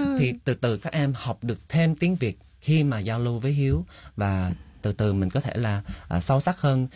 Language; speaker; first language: Vietnamese; early bilingual, heritage; Vietnamese